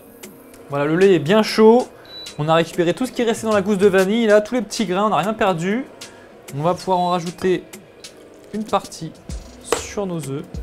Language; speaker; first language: French; native; French